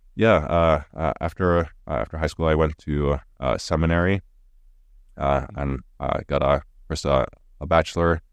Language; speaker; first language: English; non-native, fluent; Norwegian